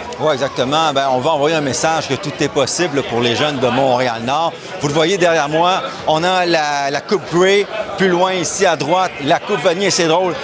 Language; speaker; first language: French; native; French